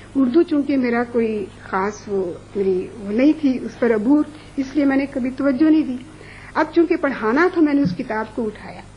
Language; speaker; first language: Urdu; non-native, local second language; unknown